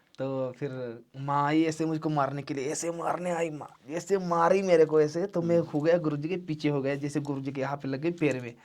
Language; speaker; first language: Hindi; non-native, local second language; Marathi